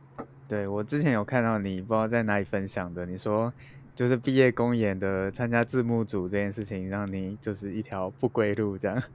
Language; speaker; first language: Chinese; native; Chinese